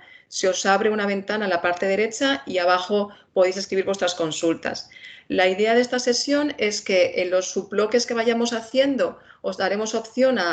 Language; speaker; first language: Spanish; native; Spanish